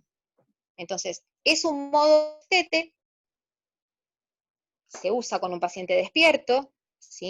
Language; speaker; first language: Spanish; native; Spanish